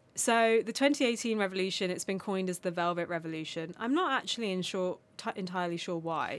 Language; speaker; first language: English; non-native, local second language; Armenian